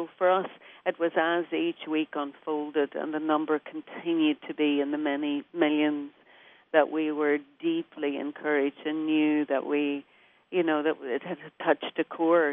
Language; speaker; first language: English; native; English